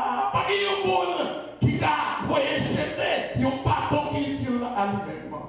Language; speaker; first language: French; non-native, local second language; Haitian Creole